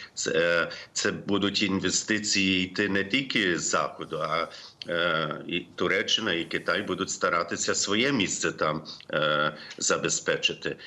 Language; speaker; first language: Ukrainian; early bilingual, heritage; Ukrainian